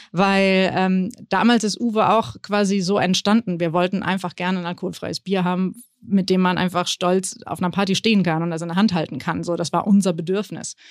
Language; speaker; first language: German; early bilingual, other home language; Spanish